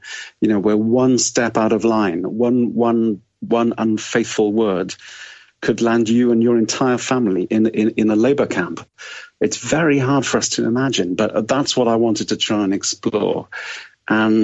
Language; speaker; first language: English; native; English